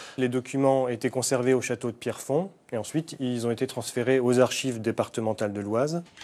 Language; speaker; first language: French; native; French